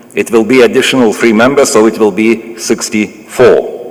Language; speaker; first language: English; non-native, fluent; Lithuanian